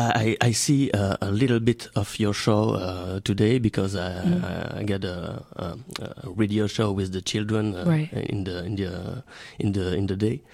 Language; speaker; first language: English; non-native, learner; French